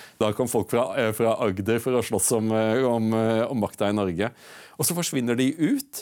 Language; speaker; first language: Norwegian; native; Norwegian